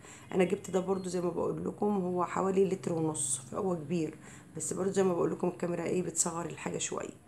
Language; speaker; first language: Arabic; native; Arabic